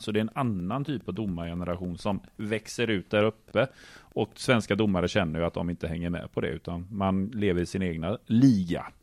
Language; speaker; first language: Swedish; native; Swedish